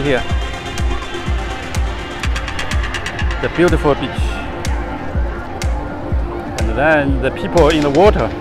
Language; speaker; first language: English; non-native, learner; Chinese